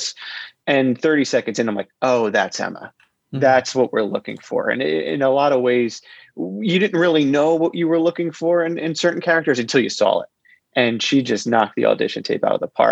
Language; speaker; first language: English; native; English